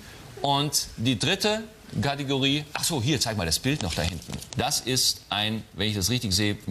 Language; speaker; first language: German; native; German